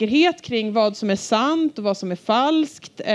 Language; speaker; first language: Swedish; native; Swedish